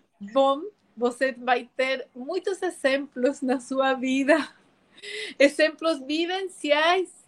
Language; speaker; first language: Portuguese; non-native, learner; Spanish